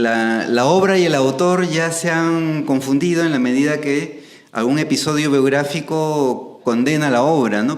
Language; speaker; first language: Spanish; native; Spanish